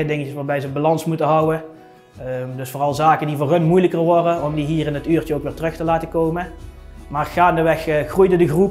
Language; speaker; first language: Dutch; native; Dutch